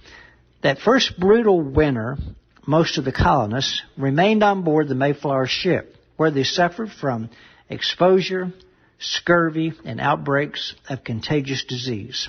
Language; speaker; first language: English; native; English